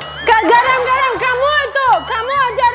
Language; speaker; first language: Indonesian; non-native, learner; Russian